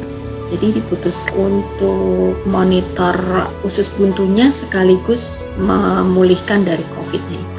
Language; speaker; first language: Indonesian; native; Indonesian